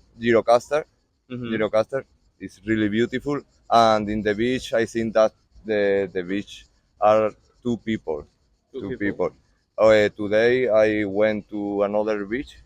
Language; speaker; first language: English; non-native, learner; Italian